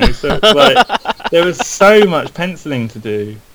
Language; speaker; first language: English; native; English